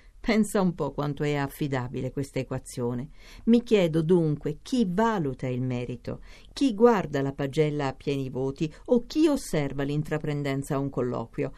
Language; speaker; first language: Italian; native; Italian